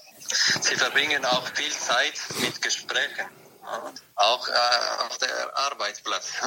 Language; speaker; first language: German; non-native, fluent; French